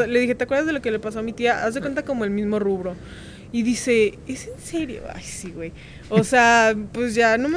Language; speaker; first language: Spanish; native; Spanish